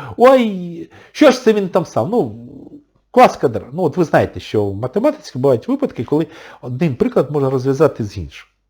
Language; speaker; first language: Ukrainian; non-native, local second language; Russian